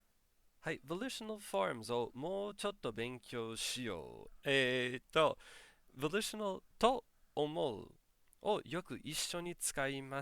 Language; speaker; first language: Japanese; non-native, fluent; English